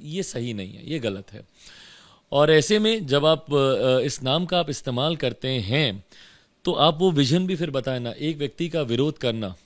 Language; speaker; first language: Hindi; native; Hindi